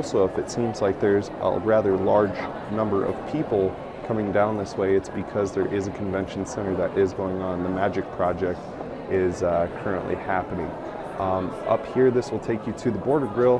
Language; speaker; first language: English; native; English